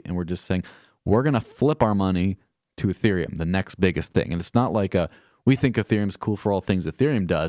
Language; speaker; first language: English; native; English